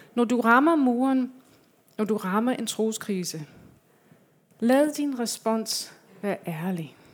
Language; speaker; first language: Danish; non-native, fluent; English